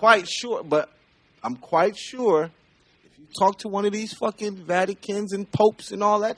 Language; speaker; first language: English; native; English